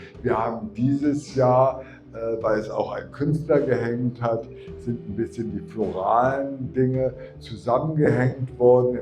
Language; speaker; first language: German; native; German